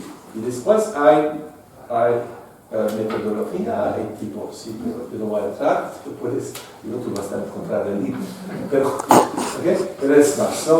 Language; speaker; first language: Spanish; non-native, fluent; French